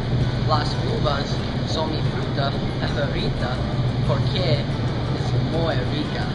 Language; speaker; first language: Spanish; non-native, learner; English